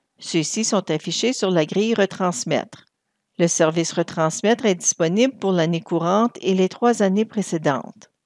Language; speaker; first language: French; native; French